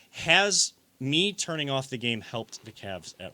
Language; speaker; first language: English; native; English